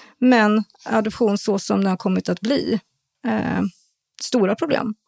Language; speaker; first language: Swedish; native; Swedish